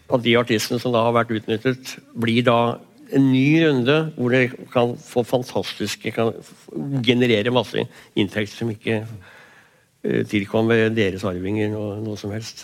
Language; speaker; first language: Norwegian; native; Norwegian